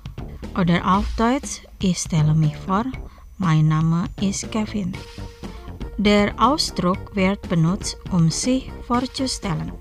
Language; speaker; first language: German; non-native, fluent; Indonesian